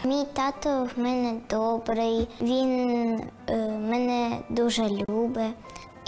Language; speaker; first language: Ukrainian; non-native, local second language; Russian